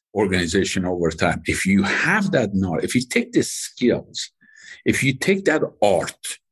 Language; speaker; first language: English; non-native, fluent; Persian